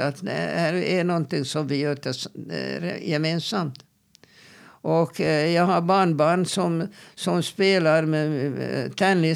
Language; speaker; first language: Swedish; non-native, fluent; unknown